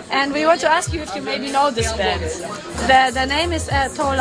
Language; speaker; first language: English; non-native, learner; German